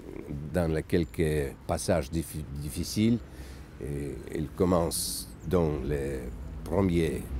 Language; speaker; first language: French; non-native, learner; Russian